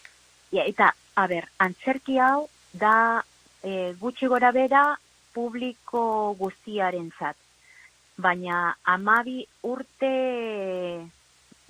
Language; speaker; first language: Basque; non-native, learner; Spanish